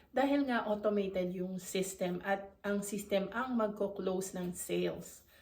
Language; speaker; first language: Filipino; native; Filipino